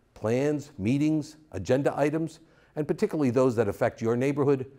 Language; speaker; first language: English; native; English